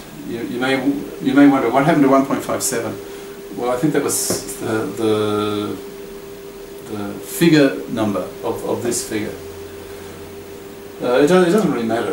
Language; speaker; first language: English; native; English